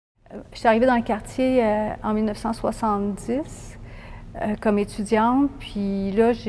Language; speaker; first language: French; native; French